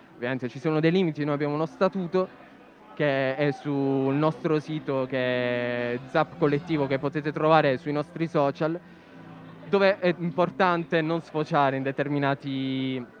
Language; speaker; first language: Italian; native; Italian